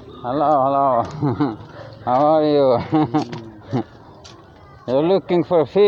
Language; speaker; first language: English; non-native, learner; Norwegian